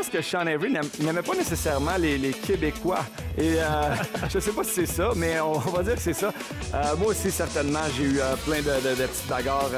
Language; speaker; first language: French; native; French